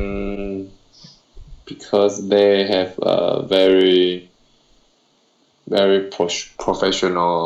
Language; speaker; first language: English; non-native, learner; Chinese